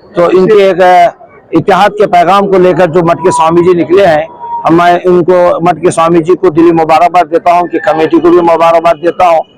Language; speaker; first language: Urdu; native; Urdu